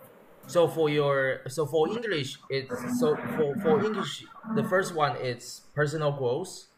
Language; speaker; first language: English; non-native, learner; Chinese